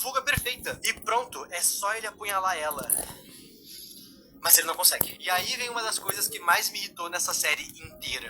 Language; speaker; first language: Portuguese; native; Portuguese